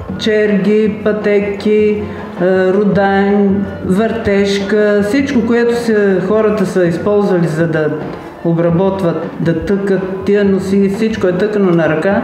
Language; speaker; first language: Bulgarian; native; Bulgarian